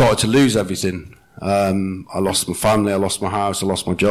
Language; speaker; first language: English; native; English